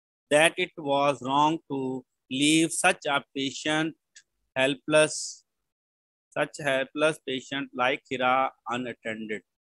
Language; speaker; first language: English; non-native, local second language; Urdu